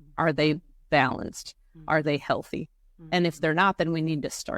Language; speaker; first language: English; native; English